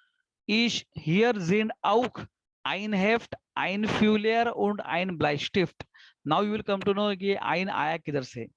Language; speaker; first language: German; non-native, fluent; Marathi